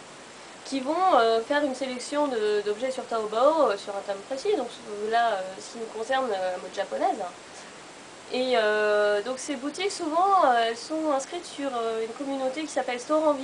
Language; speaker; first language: French; native; French